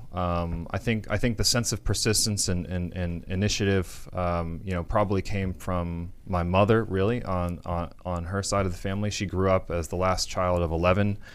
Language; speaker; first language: English; native; English